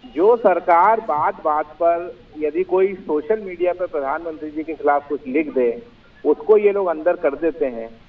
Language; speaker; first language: Hindi; native; Hindi